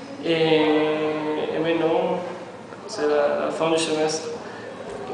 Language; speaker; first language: French; non-native, fluent; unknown